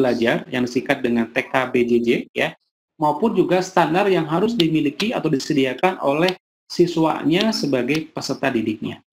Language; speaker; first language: Indonesian; native; Indonesian